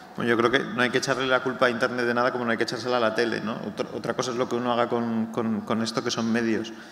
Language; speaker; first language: Spanish; native; Spanish